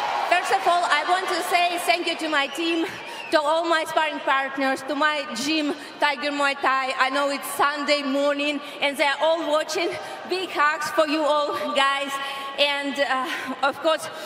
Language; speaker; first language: English; non-native, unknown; Kyrgyz